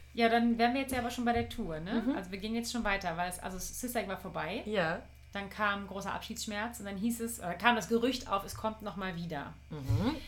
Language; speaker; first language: German; native; German